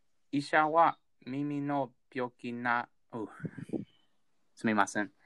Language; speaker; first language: Japanese; non-native, learner; English